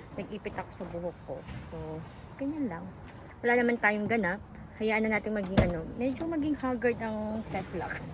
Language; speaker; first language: Filipino; native; Filipino